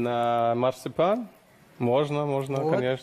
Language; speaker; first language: Russian; non-native, learner; German